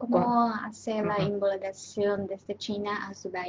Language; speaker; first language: Spanish; non-native, learner; Chinese